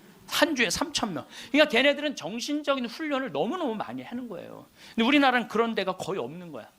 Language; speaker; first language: Korean; native; Korean